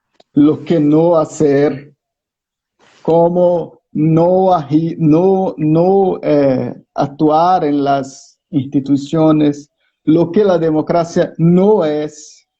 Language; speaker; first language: Spanish; non-native, fluent; Portuguese